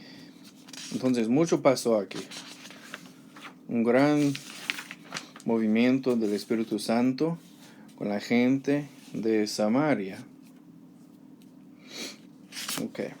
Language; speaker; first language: Spanish; non-native, learner; English